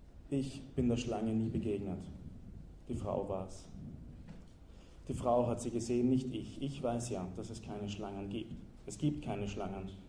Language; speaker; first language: German; native; German